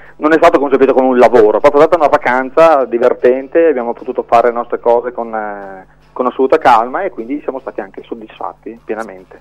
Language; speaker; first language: Italian; native; Italian